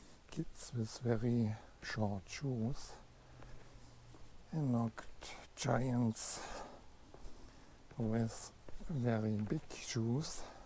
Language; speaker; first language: English; non-native, fluent; German